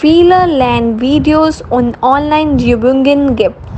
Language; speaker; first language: German; non-native, learner; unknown